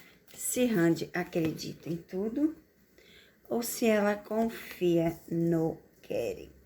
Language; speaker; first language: Portuguese; native; Portuguese